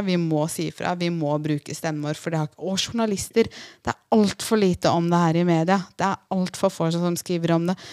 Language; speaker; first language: Norwegian; early bilingual, other home language; Persian